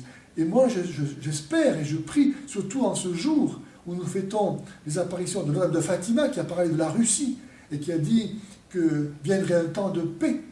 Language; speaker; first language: French; native; French